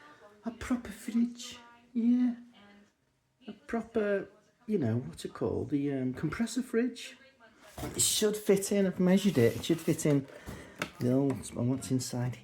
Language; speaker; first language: English; native; English